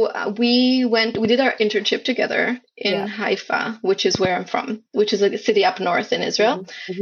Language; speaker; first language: English; non-native, fluent; Hebrew